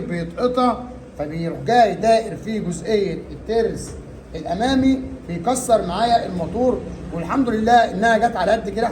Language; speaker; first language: Arabic; native; Arabic